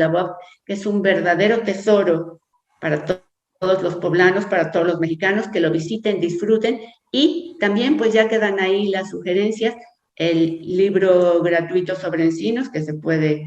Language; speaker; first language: Spanish; native; Spanish